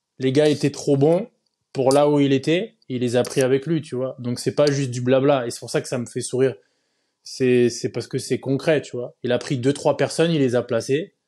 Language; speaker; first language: French; native; French